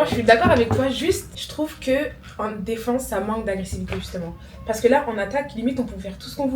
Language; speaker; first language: French; native; French